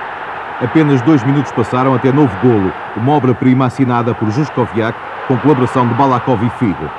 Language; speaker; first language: Portuguese; native; Portuguese